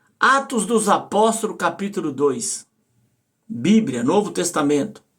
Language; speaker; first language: Portuguese; native; Portuguese